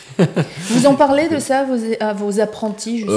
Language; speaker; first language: French; native; French